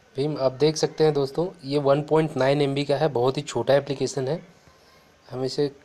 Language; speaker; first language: Hindi; native; Hindi